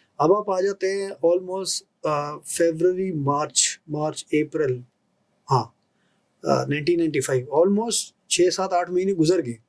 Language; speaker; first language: Urdu; non-native, local second language; Pashto